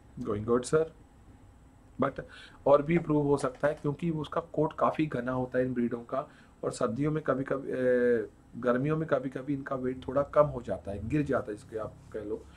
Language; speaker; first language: Hindi; non-native, local second language; Punjabi